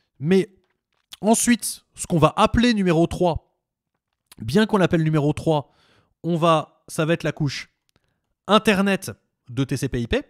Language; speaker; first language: French; native; French